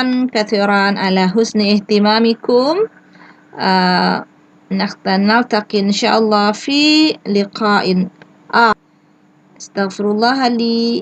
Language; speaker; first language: Arabic; non-native, fluent; Indonesian